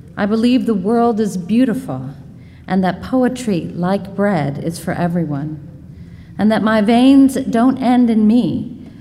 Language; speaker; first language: English; native; English